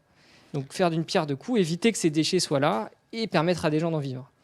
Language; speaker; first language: French; native; French